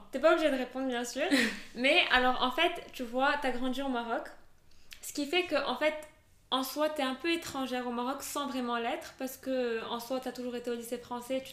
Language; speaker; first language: French; non-native, local second language; Arabic